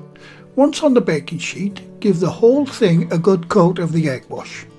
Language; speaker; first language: English; native; English